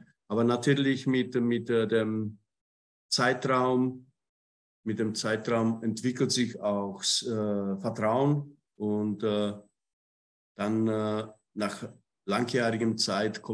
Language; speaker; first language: German; non-native, fluent; Czech